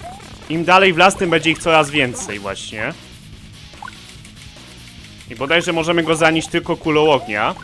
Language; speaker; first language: Polish; native; Polish